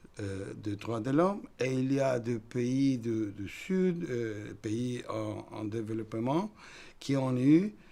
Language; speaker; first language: French; non-native, fluent; Spanish